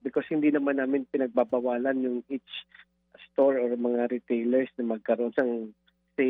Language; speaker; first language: Filipino; native; Filipino